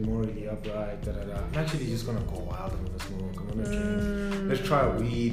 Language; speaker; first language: English; non-native, local second language; Zulu